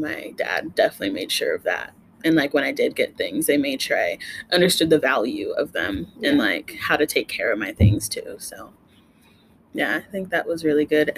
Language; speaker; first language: English; native; English